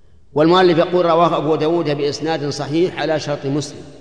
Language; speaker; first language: Arabic; native; Arabic